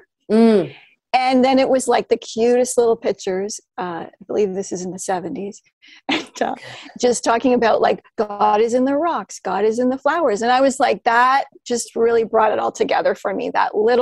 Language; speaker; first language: English; native; English